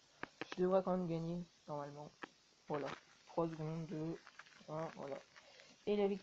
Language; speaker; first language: French; native; French